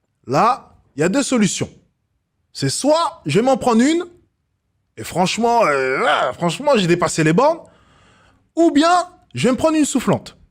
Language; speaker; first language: French; native; French